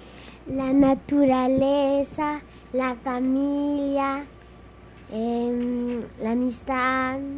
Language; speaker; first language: Spanish; early bilingual, heritage; Spanish